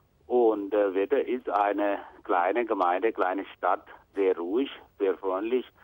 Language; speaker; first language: German; non-native, fluent; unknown